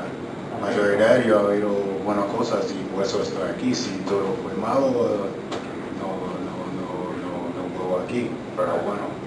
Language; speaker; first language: Spanish; non-native, learner; English